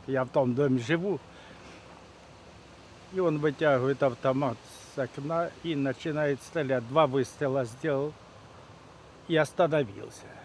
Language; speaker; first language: Russian; native; Russian